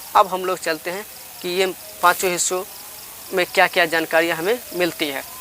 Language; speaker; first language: Hindi; native; Hindi